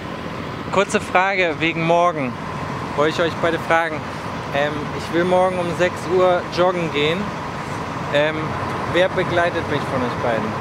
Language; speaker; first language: German; native; German